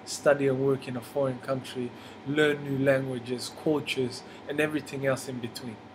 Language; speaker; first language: English; non-native, fluent; Somali